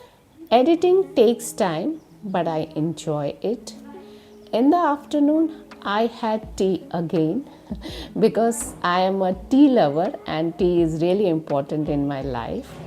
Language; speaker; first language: English; non-native, learner; Hindi